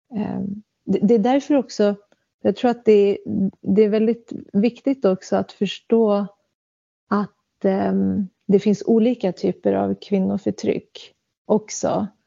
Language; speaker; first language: Swedish; early bilingual, other home language; Central Kurdish